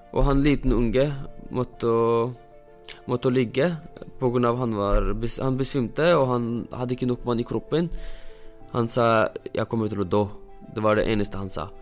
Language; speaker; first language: Norwegian; non-native, fluent; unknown